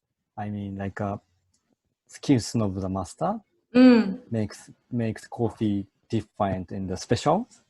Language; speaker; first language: English; non-native, fluent; Japanese